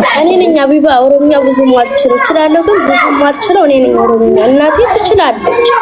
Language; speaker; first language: Amharic; native; Amharic